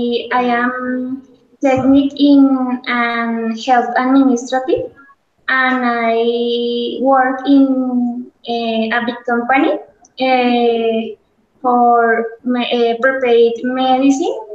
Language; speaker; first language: English; non-native, learner; Spanish